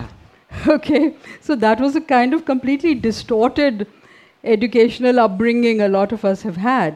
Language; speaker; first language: English; non-native, local second language; Hindi